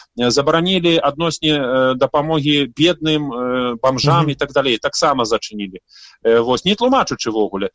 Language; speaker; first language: Belarusian; native; Belarusian